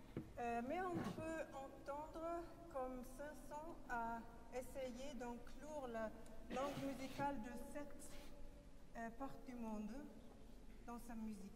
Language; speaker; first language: French; non-native, fluent; German